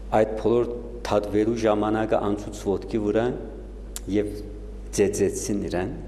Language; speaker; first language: Armenian; native; Armenian